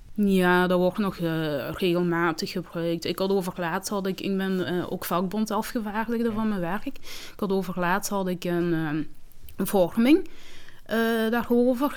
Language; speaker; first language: Dutch; early bilingual, other home language; Kinyarwanda